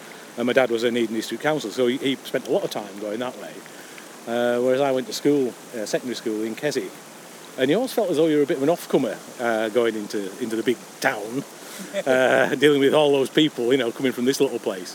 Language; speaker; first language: English; native; English